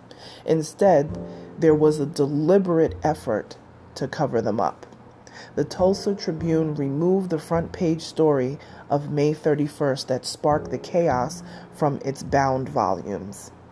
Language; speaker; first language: English; native; English